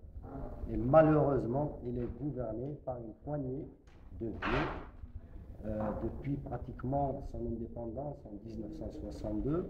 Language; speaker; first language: French; non-native, local second language; Kabyle